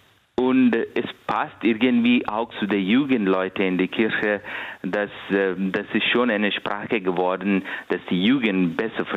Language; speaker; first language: German; non-native, fluent; Kannada